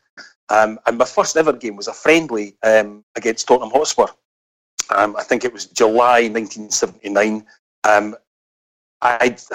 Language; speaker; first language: English; native; English